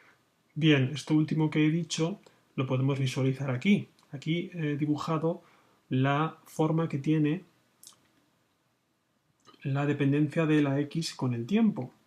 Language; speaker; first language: Spanish; native; Spanish